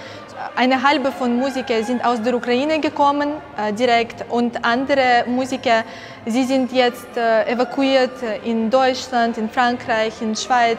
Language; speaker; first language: German; non-native, fluent; Ukrainian